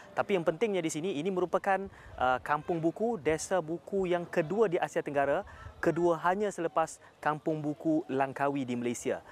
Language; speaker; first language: Malay; native; Malay